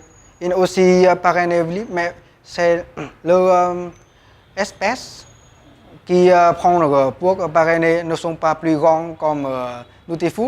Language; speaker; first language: French; non-native, learner; Vietnamese